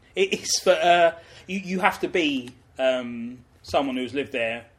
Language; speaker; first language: English; native; English